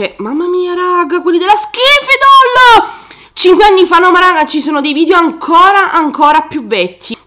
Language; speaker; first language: Italian; native; Italian